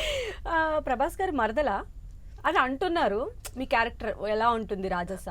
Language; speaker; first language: Telugu; native; Telugu